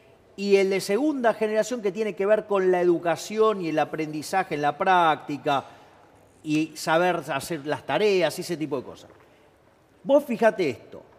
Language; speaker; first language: Spanish; native; Spanish